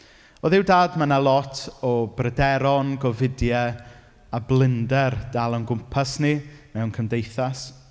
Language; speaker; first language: Welsh; native; Welsh